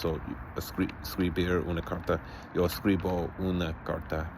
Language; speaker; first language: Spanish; non-native, learner; English